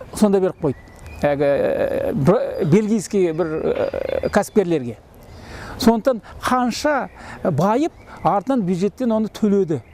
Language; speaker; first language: Kazakh; native; Kazakh